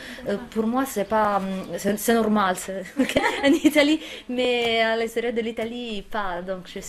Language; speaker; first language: French; non-native, fluent; Italian